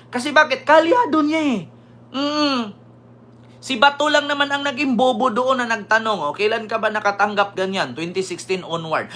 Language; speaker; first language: Filipino; native; Filipino